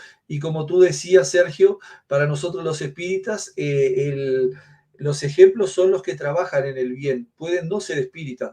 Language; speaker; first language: Spanish; native; Spanish